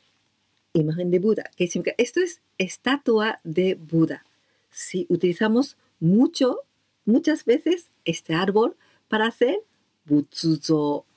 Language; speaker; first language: Spanish; non-native, learner; Japanese